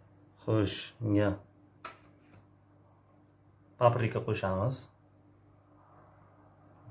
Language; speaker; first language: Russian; non-native, fluent; Uzbek